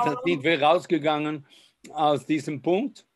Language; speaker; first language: German; non-native, fluent; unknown